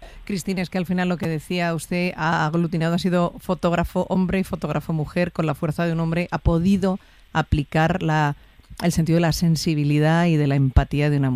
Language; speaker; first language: Spanish; native; Spanish